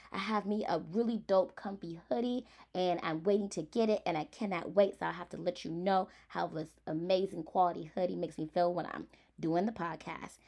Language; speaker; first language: English; native; English